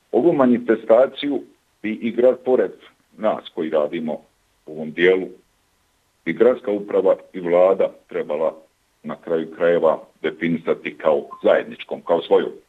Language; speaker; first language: Bosnian; native; Bosnian